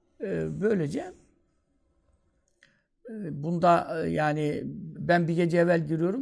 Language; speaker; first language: Turkish; native; Turkish